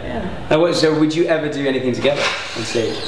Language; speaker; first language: English; native; English